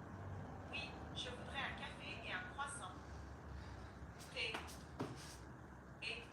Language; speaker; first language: French; non-native, learner; Spanish